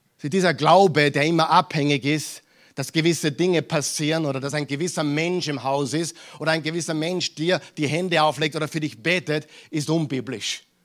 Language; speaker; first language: German; non-native, fluent; English